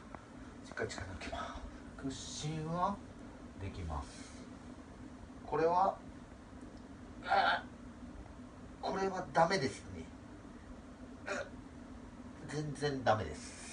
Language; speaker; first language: Japanese; native; Japanese